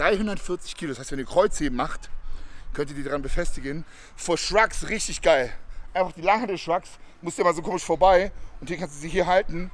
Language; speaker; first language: German; native; German